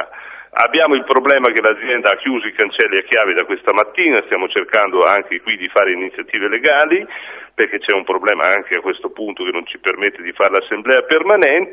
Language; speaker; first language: Italian; native; Italian